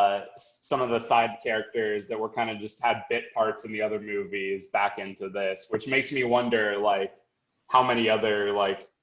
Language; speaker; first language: English; native; English